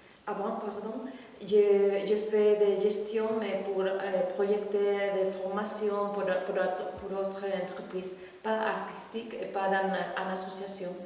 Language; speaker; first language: French; non-native, fluent; Spanish